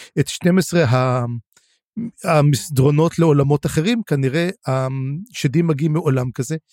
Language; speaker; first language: Hebrew; native; Hebrew